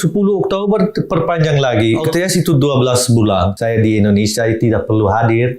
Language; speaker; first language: Indonesian; non-native, fluent; Dutch